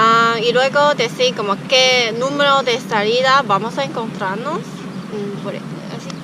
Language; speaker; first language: Spanish; non-native, learner; Chinese